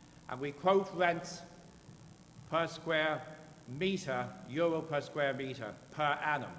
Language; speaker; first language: English; native; English